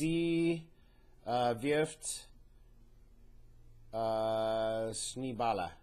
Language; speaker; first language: German; non-native, learner; English